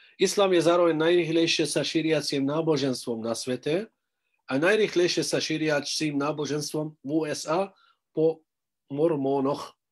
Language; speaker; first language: Slovak; non-native, fluent; Arabic